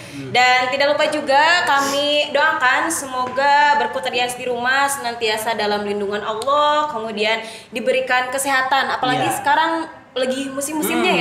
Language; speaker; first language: Indonesian; native; Indonesian